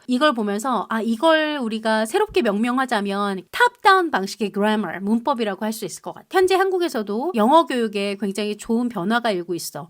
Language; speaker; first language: Korean; native; Korean